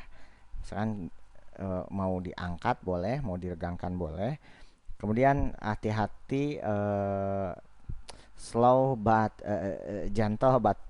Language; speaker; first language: Indonesian; native; Indonesian